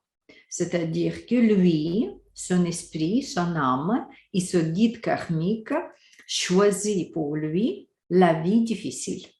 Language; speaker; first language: French; non-native, fluent; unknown